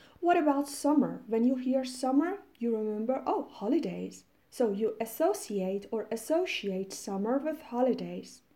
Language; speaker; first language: English; non-native, fluent; Persian